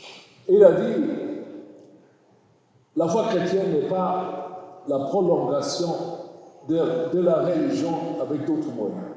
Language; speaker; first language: French; non-native, learner; German